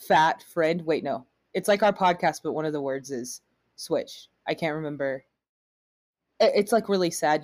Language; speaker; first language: English; native; English